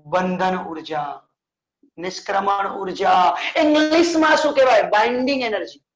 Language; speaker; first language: Hindi; non-native, local second language; Gujarati